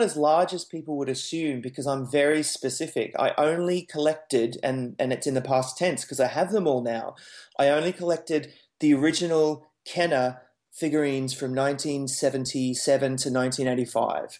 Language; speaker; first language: English; native; English